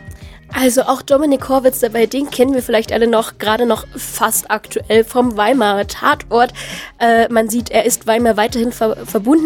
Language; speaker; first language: German; native; German